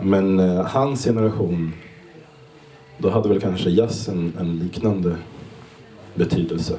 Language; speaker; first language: Swedish; native; Swedish